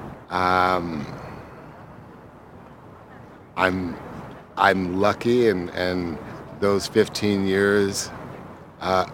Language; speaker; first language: English; native; English